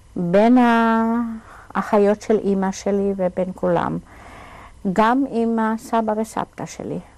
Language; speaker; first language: Hebrew; non-native, fluent; German